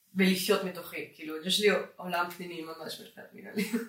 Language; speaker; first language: Hebrew; non-native, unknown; Spanish